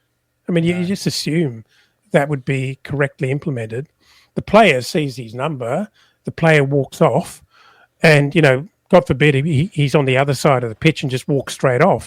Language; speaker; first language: English; native; English